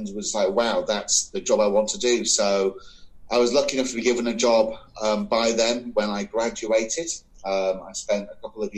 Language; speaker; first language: English; native; English